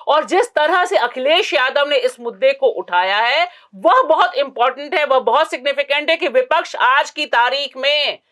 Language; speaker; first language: Hindi; native; Hindi